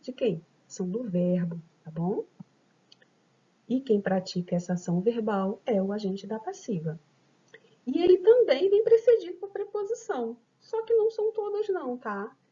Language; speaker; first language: Portuguese; native; Portuguese